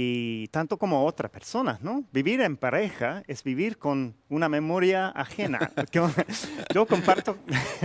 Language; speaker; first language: Spanish; non-native, fluent; English